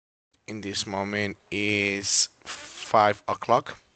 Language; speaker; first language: English; non-native, fluent; Spanish